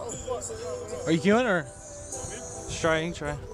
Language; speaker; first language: English; native; English